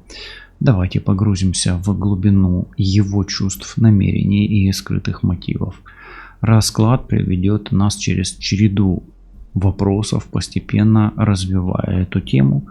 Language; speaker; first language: Russian; native; Russian